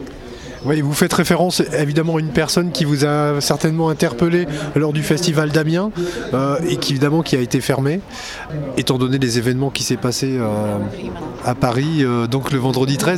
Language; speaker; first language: French; native; French